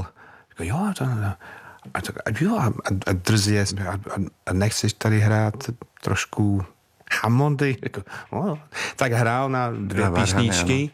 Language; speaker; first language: Czech; non-native, fluent; English